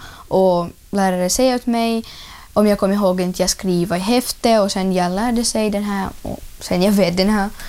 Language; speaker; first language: Swedish; non-native, learner; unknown